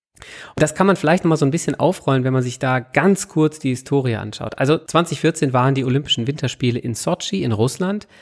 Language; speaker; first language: German; native; German